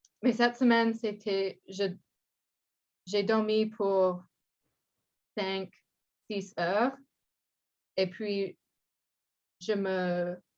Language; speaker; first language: French; non-native, learner; English